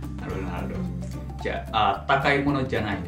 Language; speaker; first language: Japanese; non-native, fluent; Indonesian